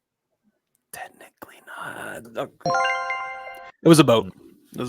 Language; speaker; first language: English; native; English